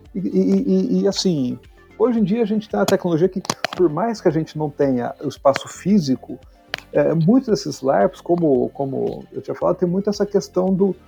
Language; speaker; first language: Portuguese; native; Portuguese